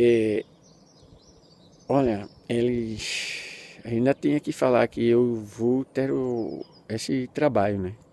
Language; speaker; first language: Portuguese; non-native, fluent; Dutch